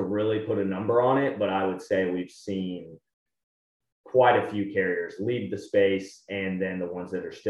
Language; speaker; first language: English; native; English